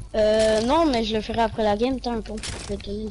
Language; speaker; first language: French; native; French